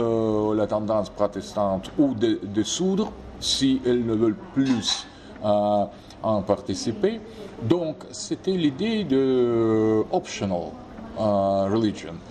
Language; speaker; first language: French; non-native, fluent; Russian